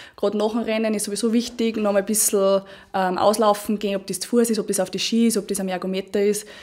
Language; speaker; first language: German; native; German